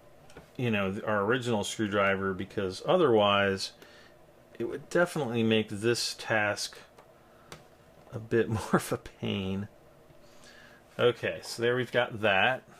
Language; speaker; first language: English; native; English